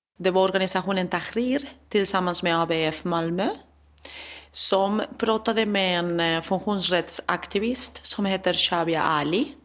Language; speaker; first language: Swedish; non-native, fluent; Spanish